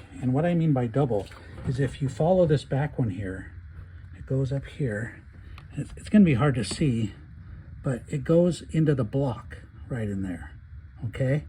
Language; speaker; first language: English; native; English